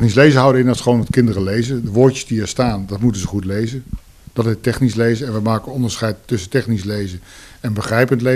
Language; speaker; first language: Dutch; native; Dutch